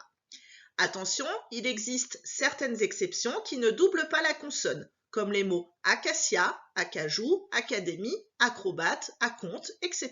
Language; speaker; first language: French; native; French